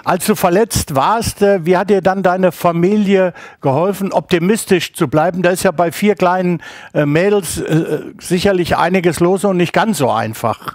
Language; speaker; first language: German; native; German